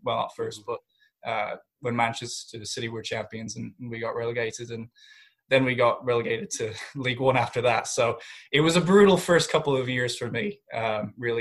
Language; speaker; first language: English; native; English